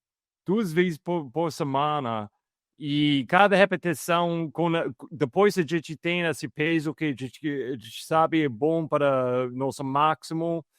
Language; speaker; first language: Portuguese; non-native, fluent; English